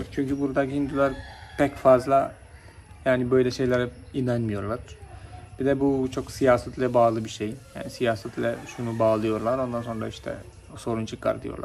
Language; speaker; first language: Turkish; non-native, fluent; Malayalam